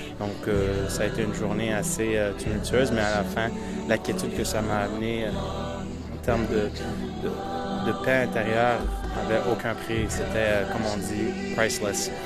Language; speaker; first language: French; early bilingual, other home language; Portuguese